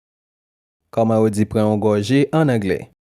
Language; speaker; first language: French; non-native, local second language; Haitian Creole